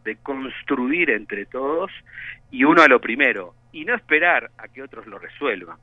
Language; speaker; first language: Spanish; native; Spanish